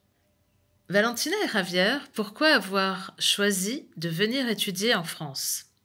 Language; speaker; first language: French; native; French